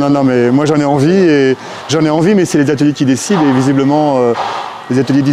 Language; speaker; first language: French; native; French